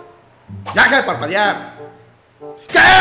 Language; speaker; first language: Spanish; native; Spanish